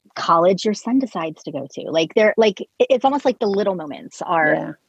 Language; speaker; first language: English; native; English